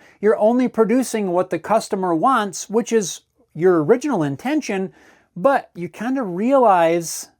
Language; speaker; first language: English; native; English